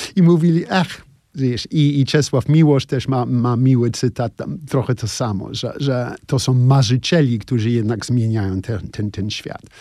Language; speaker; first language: Polish; non-native, fluent; English